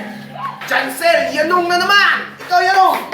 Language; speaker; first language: Filipino; non-native, local second language; Cebuano